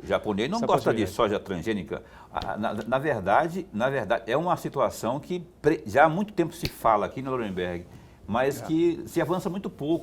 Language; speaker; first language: Portuguese; native; Portuguese